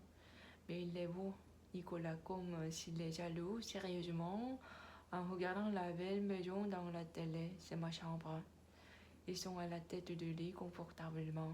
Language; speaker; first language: French; non-native, learner; Korean